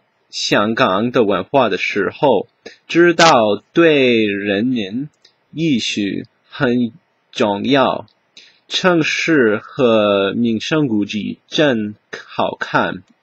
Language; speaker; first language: Chinese; non-native, learner; English